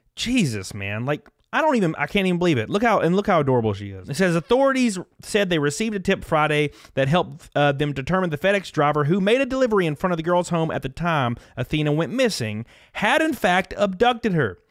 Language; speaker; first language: English; native; English